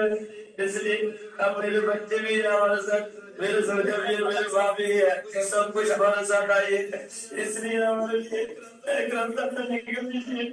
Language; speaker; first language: Hindi; non-native, learner; Rohingya